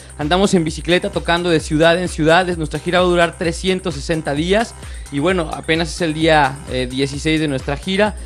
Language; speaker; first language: Spanish; native; Spanish